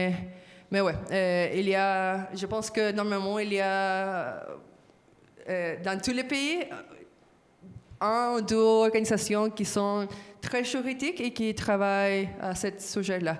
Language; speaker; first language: French; non-native, fluent; Spanish